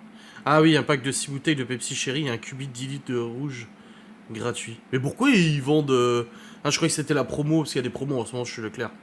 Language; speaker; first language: French; native; French